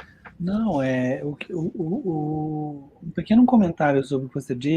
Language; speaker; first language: Portuguese; native; Portuguese